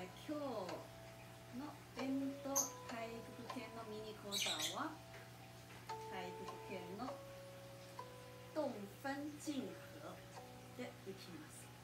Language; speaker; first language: Japanese; non-native, fluent; Chinese